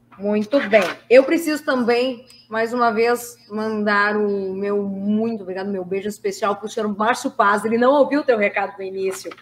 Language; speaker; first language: Portuguese; native; Portuguese